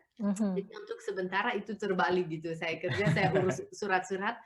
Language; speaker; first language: Indonesian; non-native, fluent; Dutch